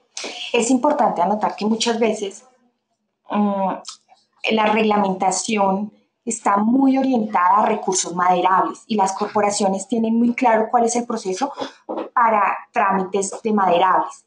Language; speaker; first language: Spanish; native; Spanish